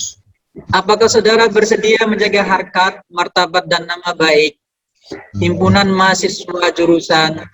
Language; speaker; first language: Malay; native; Malay